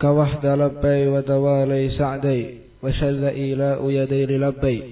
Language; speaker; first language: Arabic; non-native, learner; Indonesian